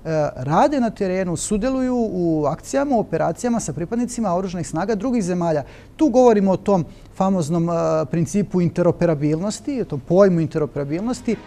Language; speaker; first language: Bosnian; native; Bosnian